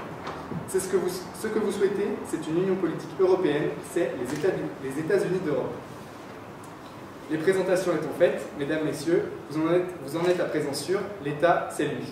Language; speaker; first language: French; native; French